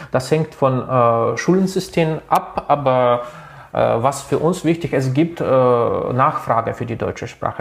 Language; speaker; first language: German; non-native, local second language; Russian